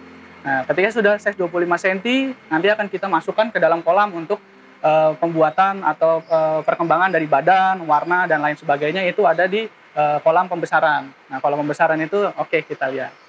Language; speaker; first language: Indonesian; native; Indonesian